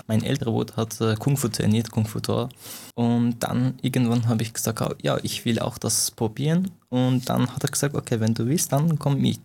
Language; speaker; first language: German; non-native, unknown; Persian